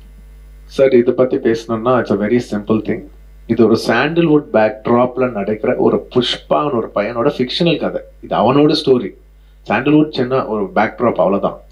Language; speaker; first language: Tamil; non-native, local second language; Telugu